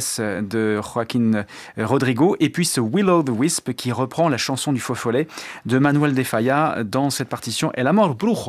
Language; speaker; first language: French; native; French